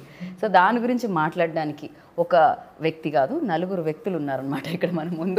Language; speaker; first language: Telugu; native; Telugu